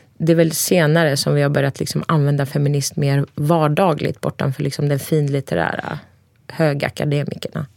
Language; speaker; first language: Swedish; early bilingual, other home language; Turkish